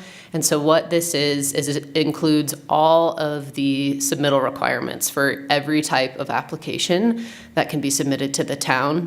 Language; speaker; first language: English; native; English